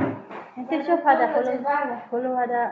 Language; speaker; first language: Arabic; non-native, learner; Filipino